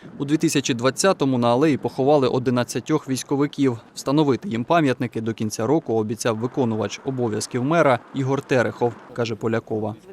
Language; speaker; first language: Ukrainian; native; Ukrainian